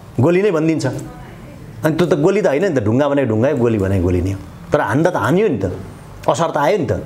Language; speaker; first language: Nepali; non-native, local second language; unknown